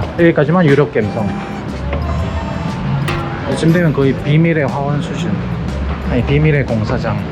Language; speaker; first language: Korean; native; Korean